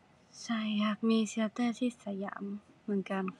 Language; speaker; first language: Thai; non-native, learner; Japanese